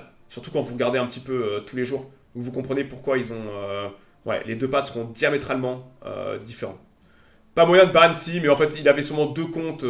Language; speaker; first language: French; native; French